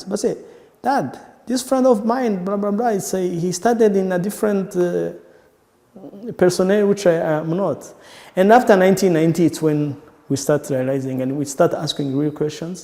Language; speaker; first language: English; non-native, local second language; Kinyarwanda